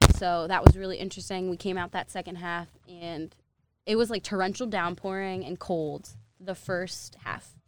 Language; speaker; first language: English; native; English